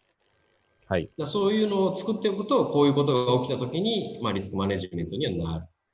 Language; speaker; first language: Japanese; native; Japanese